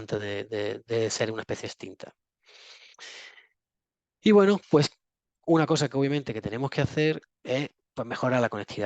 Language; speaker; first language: Spanish; native; Spanish